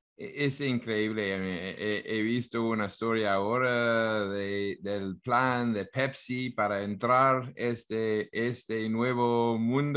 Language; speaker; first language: Spanish; non-native, learner; English